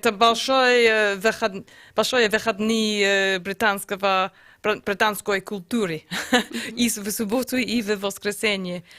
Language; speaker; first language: Russian; non-native, learner; English